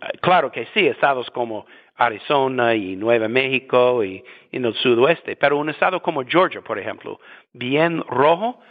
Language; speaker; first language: Spanish; non-native, fluent; English